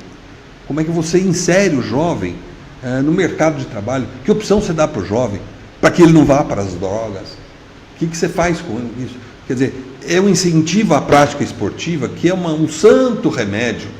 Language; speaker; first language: Portuguese; native; Portuguese